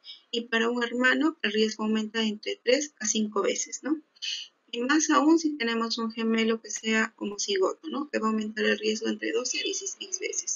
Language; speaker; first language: Spanish; native; Spanish